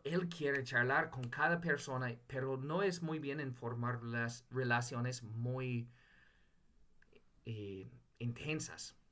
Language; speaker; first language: Spanish; non-native, fluent; English